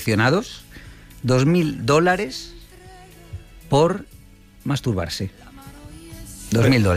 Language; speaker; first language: Spanish; native; Spanish